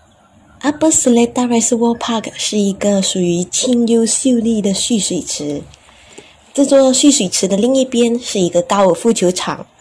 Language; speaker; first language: Chinese; native; Chinese